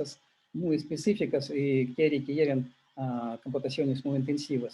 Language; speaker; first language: Spanish; non-native, learner; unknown